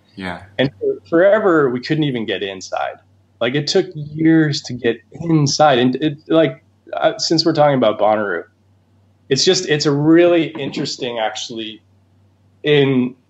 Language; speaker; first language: English; native; English